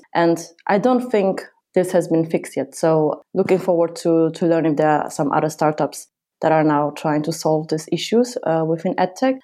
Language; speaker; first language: English; non-native, fluent; Polish